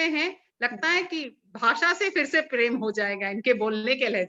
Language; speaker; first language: Hindi; non-native, local second language; Tamil